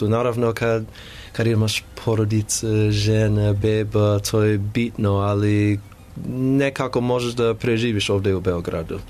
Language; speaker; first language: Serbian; non-native, learner; English